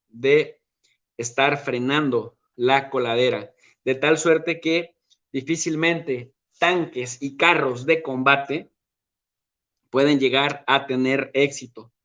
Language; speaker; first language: Spanish; native; Spanish